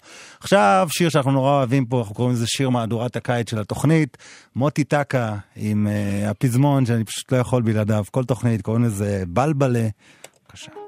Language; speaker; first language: Hebrew; native; Hebrew